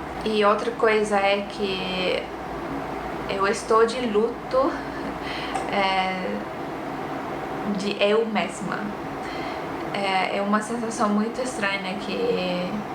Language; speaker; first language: Portuguese; non-native, fluent; Estonian